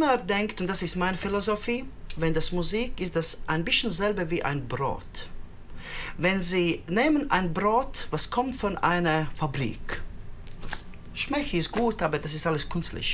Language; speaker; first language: German; non-native, learner; Latvian